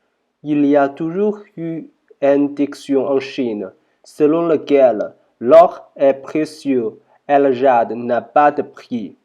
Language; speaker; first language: French; non-native, learner; Chinese